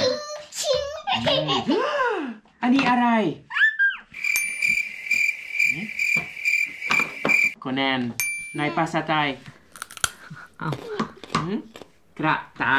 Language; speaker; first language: Thai; non-native, learner; Dutch